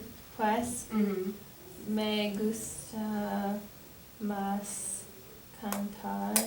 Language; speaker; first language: Spanish; non-native, learner; English